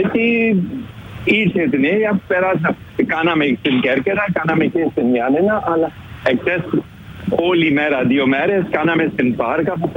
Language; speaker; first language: Greek; non-native, learner; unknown